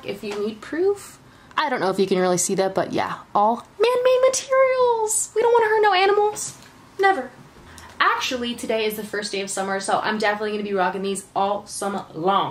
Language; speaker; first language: English; native; English